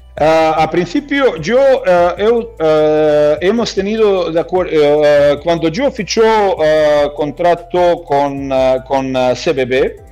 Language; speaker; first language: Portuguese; non-native, learner; Croatian